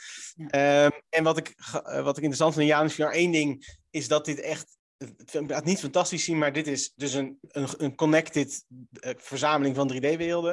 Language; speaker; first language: Dutch; native; Dutch